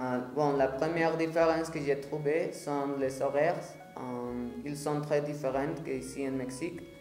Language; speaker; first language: French; non-native, learner; Spanish